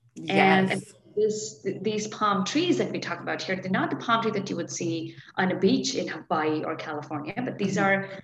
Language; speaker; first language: English; non-native, local second language; Hindi